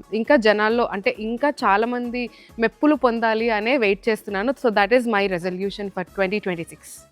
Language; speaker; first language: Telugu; native; Telugu